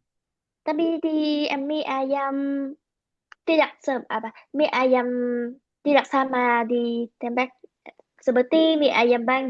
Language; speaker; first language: Indonesian; non-native, learner; Vietnamese